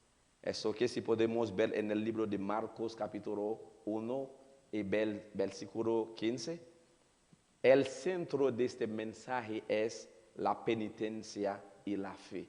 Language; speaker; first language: Spanish; non-native, learner; Haitian Creole